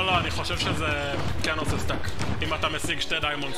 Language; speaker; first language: Hebrew; native; Hebrew